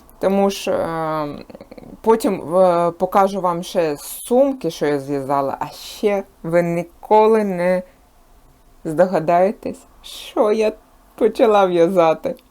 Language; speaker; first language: Ukrainian; non-native, local second language; Russian